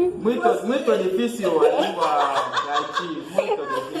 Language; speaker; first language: Portuguese; non-native, fluent; Fang